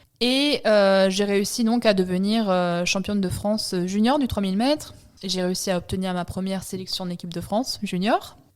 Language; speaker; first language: French; early bilingual, other home language; Italian